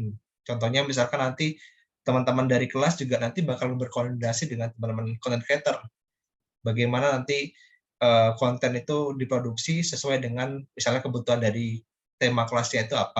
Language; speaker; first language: Indonesian; native; Indonesian